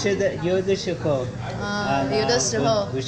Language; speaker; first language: Chinese; non-native, learner; Spanish